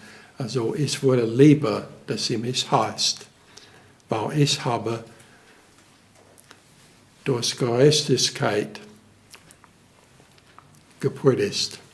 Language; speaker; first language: German; non-native, fluent; English